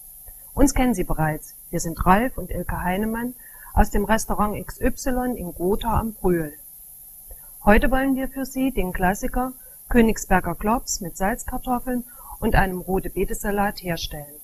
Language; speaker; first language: German; native; German